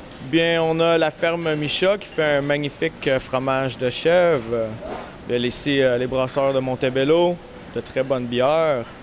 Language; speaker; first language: French; native; French